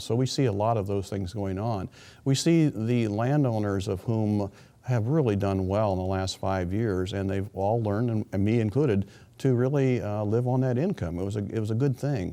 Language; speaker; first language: English; native; English